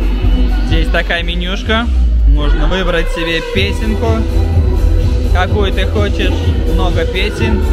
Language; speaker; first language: Russian; native; Russian